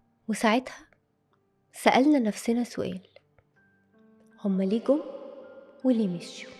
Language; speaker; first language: Arabic; native; Arabic